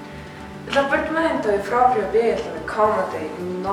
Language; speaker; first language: Italian; non-native, learner; Mongolian